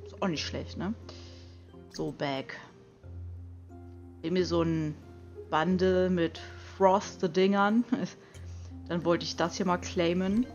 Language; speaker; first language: German; native; German